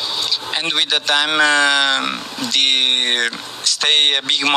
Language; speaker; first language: English; non-native, learner; Portuguese